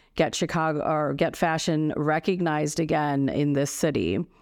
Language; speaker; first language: English; native; English